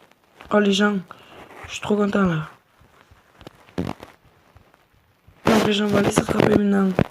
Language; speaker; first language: French; native; French